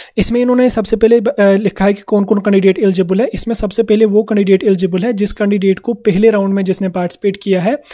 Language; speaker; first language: Hindi; non-native, local second language; Kashmiri